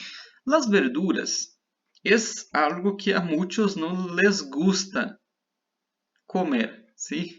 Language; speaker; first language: Spanish; non-native, fluent; Portuguese